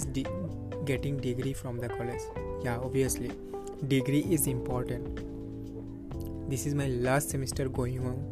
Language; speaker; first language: English; non-native, local second language; Bangla